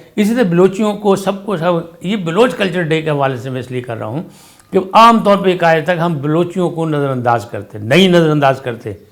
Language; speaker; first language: Urdu; non-native, local second language; Punjabi